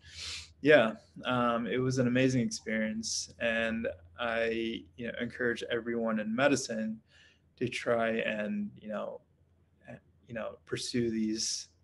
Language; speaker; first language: English; native; English